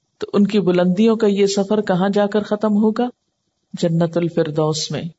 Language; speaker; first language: Urdu; native; Urdu